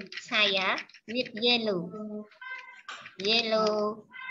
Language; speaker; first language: English; non-native, learner; Indonesian